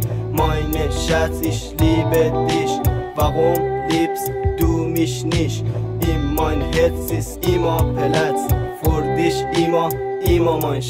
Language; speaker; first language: German; non-native, learner; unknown